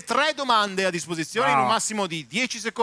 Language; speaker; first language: Italian; native; Italian